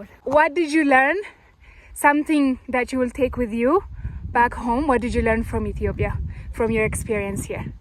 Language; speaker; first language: English; non-native, local second language; Amharic